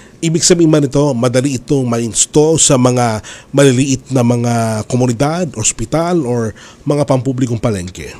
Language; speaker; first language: Filipino; native; Filipino